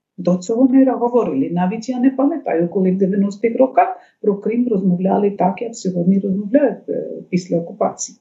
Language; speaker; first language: Ukrainian; non-native, fluent; Bangla